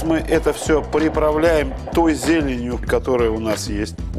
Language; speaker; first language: Russian; native; Russian